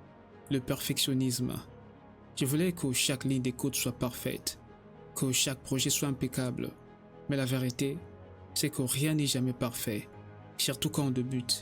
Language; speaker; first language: French; native; French